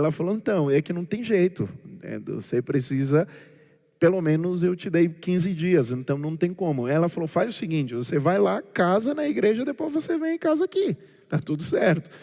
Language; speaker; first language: Portuguese; non-native, local second language; Kabuverdianu